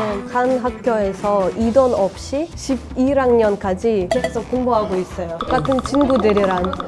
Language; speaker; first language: Korean; non-native, fluent; Russian